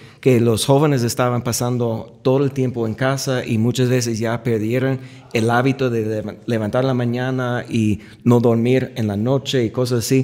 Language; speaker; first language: Spanish; non-native, fluent; English